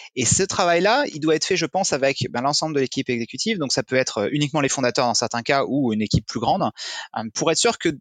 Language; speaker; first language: French; native; French